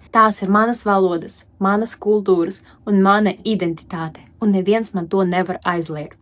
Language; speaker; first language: Latvian; non-native, local second language; Russian